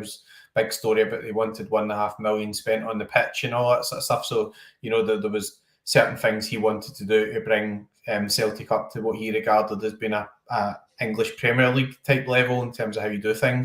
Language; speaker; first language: English; native; English